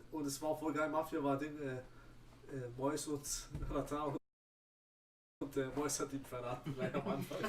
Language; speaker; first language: German; native; German